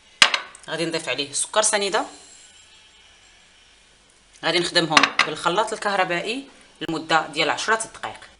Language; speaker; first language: Arabic; native; Arabic